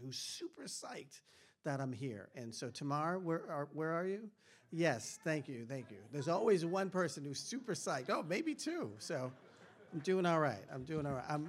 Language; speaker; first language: English; native; English